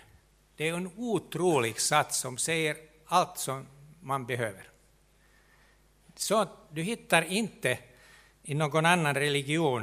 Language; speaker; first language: Swedish; non-native, local second language; Finnish